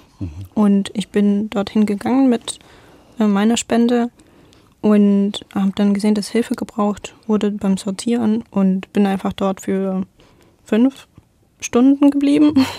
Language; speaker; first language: German; non-native, fluent; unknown